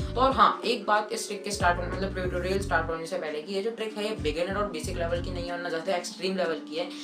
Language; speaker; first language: Hindi; native; Hindi